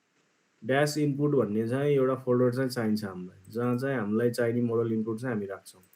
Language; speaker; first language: Nepali; native; Nepali